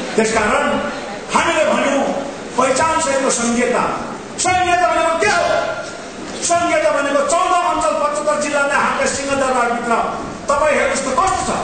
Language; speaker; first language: Nepali; non-native, local second language; Sherpa